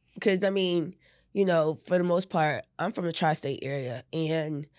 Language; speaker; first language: English; native; English